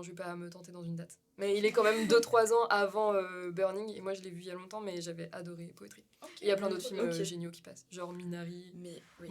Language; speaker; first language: French; native; French